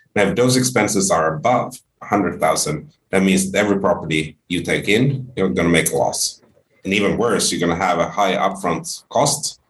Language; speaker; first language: English; non-native, fluent; Finnish